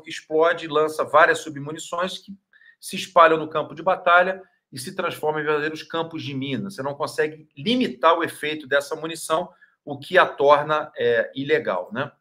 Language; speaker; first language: Portuguese; native; Portuguese